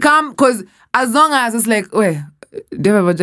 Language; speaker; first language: English; non-native, local second language; Swahili